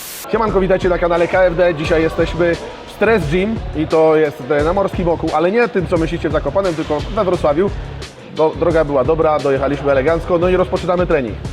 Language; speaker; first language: Polish; native; Polish